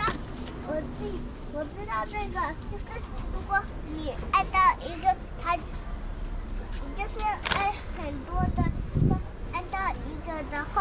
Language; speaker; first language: Chinese; early bilingual, heritage; Chinese